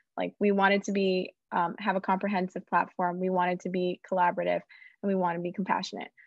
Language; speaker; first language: English; native; English